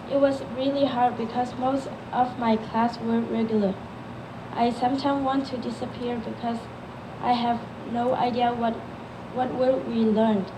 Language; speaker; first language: English; early bilingual, other home language; Burmese